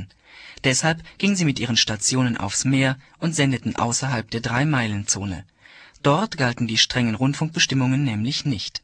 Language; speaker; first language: German; native; German